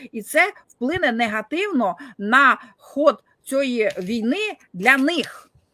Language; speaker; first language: Ukrainian; non-native, local second language; Russian